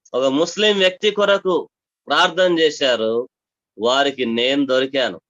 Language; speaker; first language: Telugu; non-native, local second language; Tamil